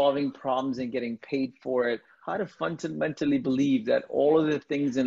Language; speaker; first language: English; non-native, local second language; Tamil